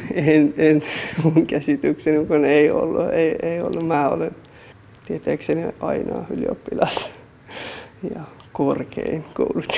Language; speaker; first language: Finnish; non-native, fluent; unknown